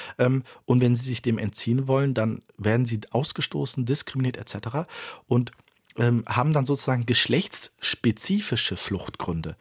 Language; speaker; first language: German; early bilingual, other home language; Turkish